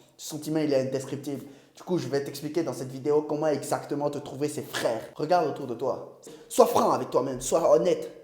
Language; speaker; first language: French; non-native, local second language; Ewe